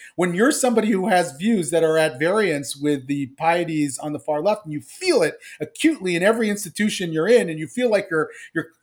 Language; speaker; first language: English; native; English